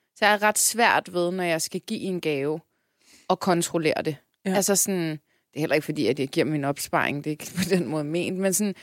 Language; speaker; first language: Danish; early bilingual, other home language; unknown